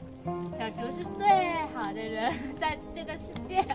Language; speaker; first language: Chinese; non-native, learner; Vietnamese